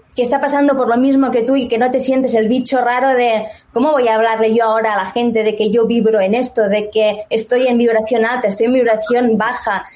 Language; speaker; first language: Spanish; native; Spanish